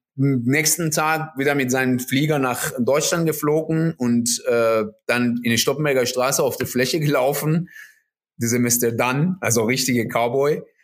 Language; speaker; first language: German; non-native, fluent; Persian